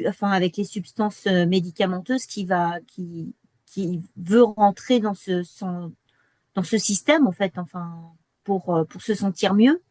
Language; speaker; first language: French; native; French